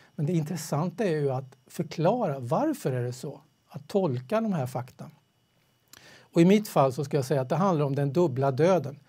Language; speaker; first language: Swedish; native; Swedish